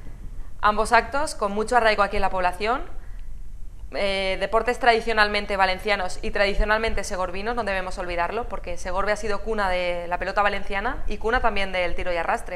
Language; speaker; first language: Spanish; native; Spanish